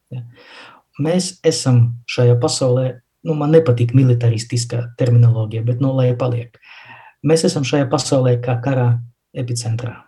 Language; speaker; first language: Latvian; non-native, local second language; Russian